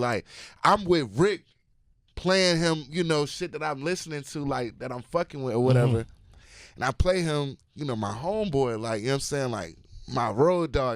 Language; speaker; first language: English; native; English